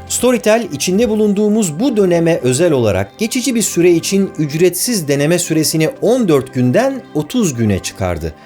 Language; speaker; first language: Turkish; native; Turkish